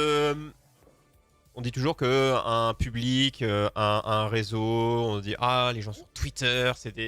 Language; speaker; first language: French; native; French